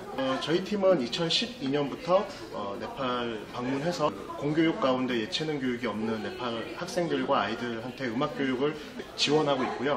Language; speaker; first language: Korean; native; Korean